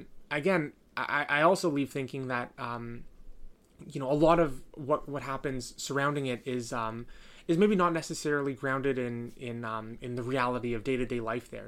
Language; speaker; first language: English; native; English